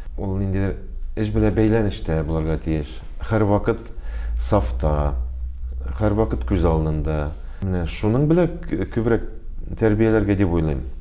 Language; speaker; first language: Tatar; native; Tatar